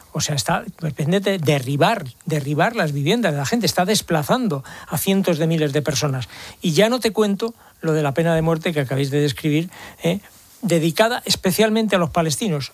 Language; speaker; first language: Spanish; native; Spanish